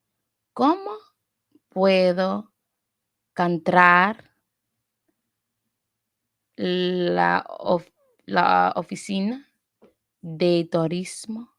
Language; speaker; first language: Spanish; non-native, learner; English